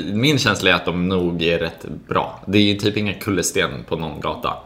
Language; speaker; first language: Swedish; native; Swedish